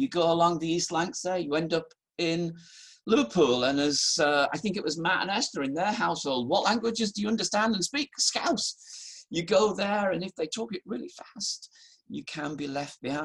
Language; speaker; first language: English; native; English